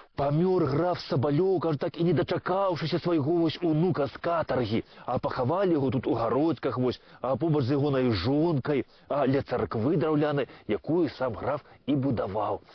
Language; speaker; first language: Belarusian; native; Belarusian